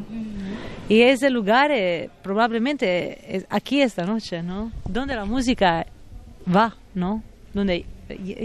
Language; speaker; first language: Spanish; non-native, fluent; Italian